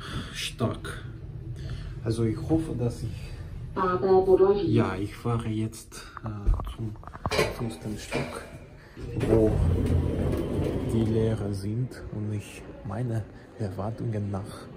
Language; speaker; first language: German; non-native, learner; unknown